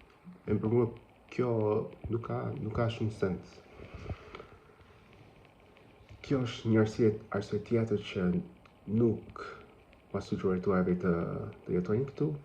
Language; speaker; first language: Albanian; non-native, learner; English